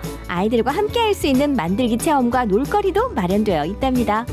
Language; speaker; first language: Korean; native; Korean